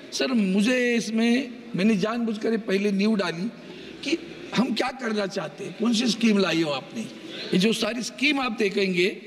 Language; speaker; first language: Hindi; non-native, local second language; Marathi